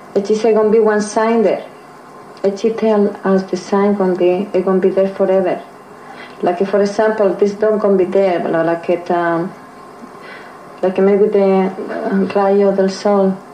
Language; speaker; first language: English; non-native, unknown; Spanish